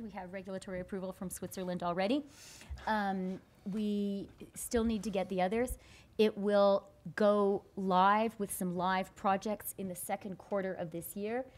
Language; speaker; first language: English; native; English